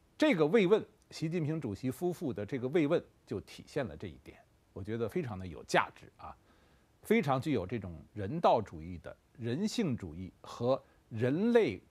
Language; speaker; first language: Chinese; native; Chinese